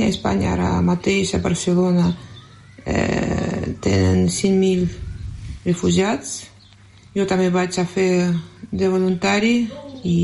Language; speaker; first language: Catalan; non-native, fluent; Russian